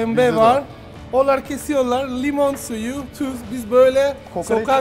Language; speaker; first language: Turkish; non-native, learner; Italian